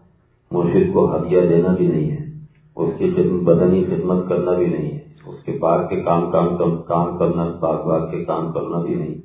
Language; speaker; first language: Urdu; native; Urdu